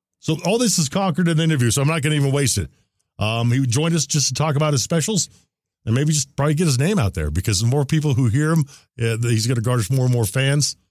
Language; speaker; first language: English; native; English